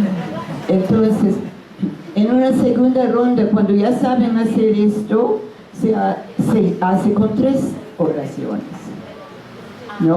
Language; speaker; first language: Spanish; non-native, fluent; English